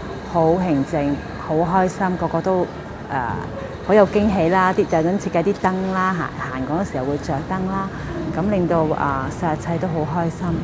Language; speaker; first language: Cantonese; non-native, fluent; Thai